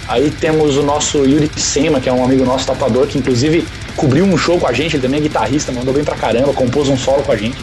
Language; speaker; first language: Portuguese; native; Portuguese